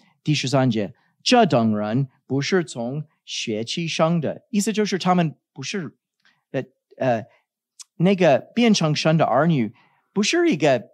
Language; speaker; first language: Chinese; non-native, fluent; English